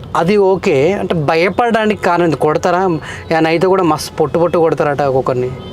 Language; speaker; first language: Telugu; native; Telugu